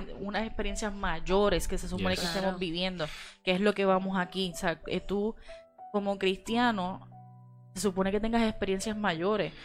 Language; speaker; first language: Spanish; native; Spanish